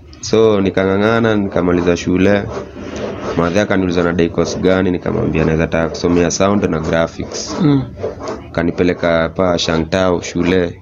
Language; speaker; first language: Swahili; native; Swahili